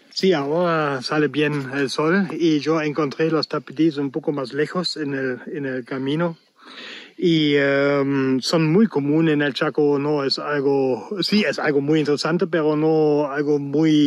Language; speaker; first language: Spanish; non-native, learner; German